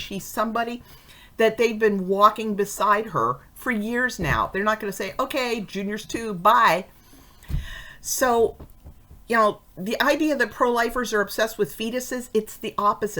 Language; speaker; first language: English; native; English